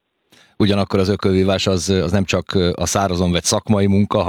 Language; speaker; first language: Hungarian; native; Hungarian